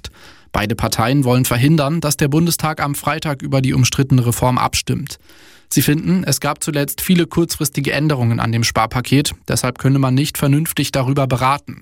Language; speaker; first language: German; native; German